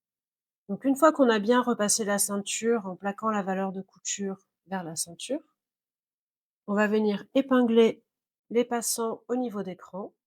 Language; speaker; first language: French; native; French